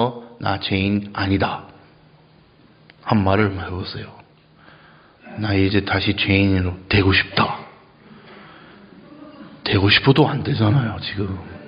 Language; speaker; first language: Korean; non-native, fluent; English